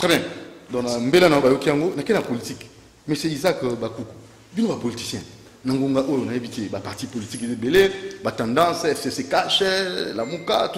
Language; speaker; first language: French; non-native, local second language; Lingala